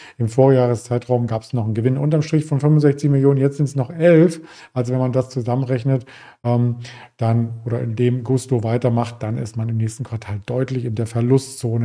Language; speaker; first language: German; native; German